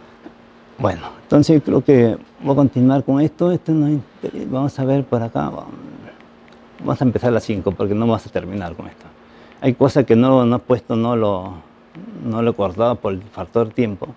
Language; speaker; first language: Spanish; native; Spanish